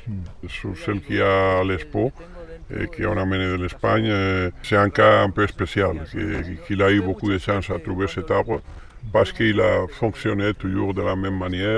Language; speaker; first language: French; non-native, learner; Spanish